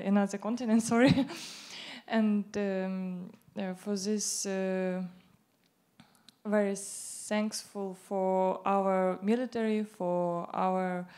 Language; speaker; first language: English; non-native, learner; Ukrainian